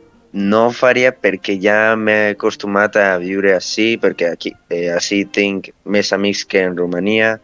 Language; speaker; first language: Catalan; early bilingual, other home language; Romanian